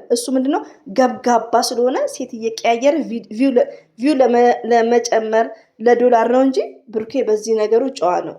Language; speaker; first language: Amharic; native; Amharic